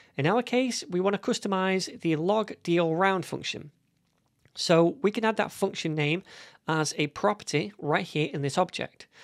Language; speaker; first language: English; native; English